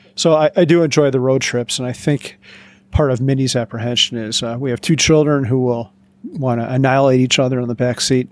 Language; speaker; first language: English; native; English